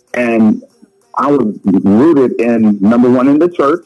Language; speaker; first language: English; native; English